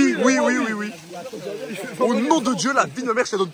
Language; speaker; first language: French; native; French